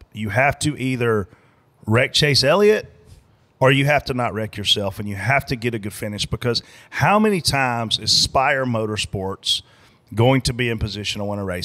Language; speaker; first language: English; native; English